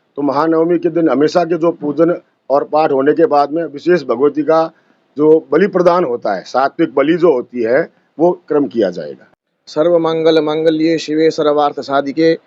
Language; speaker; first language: Hindi; native; Hindi